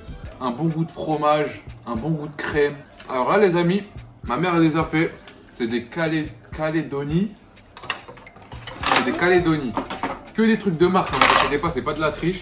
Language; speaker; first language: French; native; French